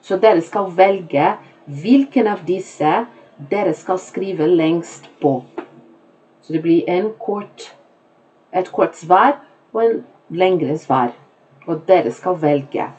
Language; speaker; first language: Norwegian; non-native, fluent; Portuguese